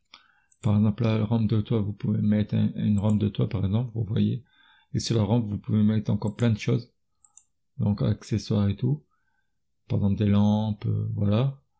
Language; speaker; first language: French; native; French